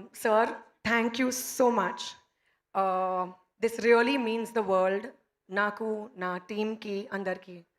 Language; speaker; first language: Telugu; non-native, learner; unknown